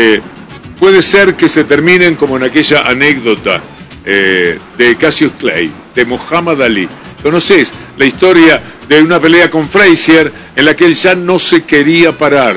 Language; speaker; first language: Spanish; native; Spanish